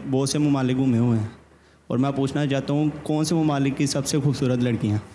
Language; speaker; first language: Urdu; native; Urdu